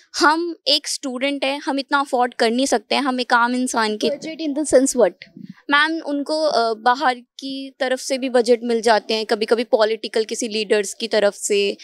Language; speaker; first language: Hindi; native; Hindi